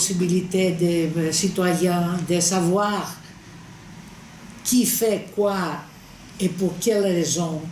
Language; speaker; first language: French; non-native, fluent; Greek